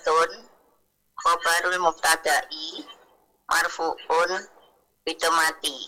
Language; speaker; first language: Arabic; non-native, fluent; Indonesian